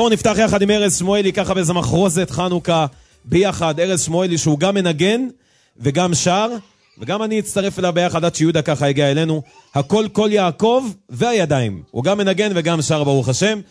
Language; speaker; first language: Hebrew; native; Hebrew